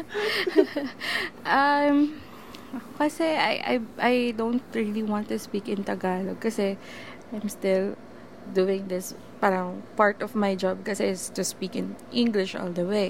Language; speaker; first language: English; non-native, local second language; Filipino